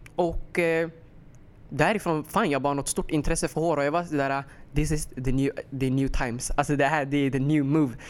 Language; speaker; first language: Swedish; early bilingual, other home language; Somali